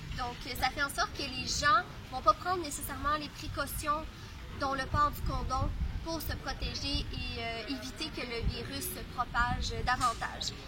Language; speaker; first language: French; native; French